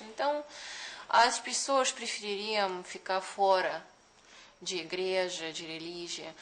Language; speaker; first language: Portuguese; non-native, fluent; Russian